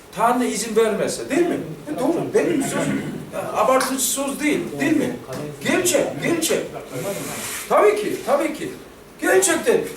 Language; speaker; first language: Turkish; non-native, fluent; Korean